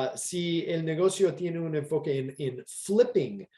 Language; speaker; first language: Spanish; non-native, fluent; English